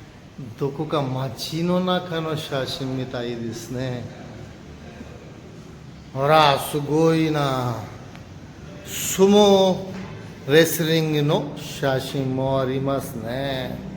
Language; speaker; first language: Japanese; non-native, fluent; Urdu